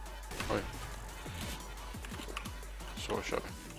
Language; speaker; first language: Swedish; native; Swedish